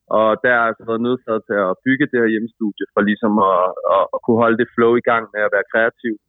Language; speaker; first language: Danish; native; Danish